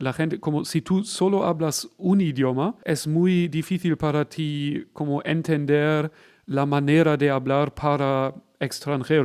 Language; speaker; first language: Spanish; non-native, fluent; German